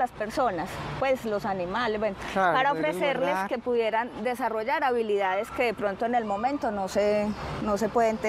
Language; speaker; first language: Spanish; native; Spanish